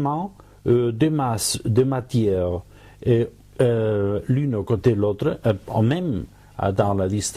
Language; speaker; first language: French; non-native, learner; Catalan